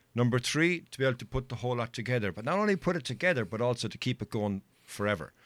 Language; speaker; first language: English; native; English